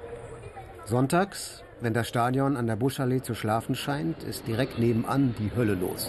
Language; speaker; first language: German; native; German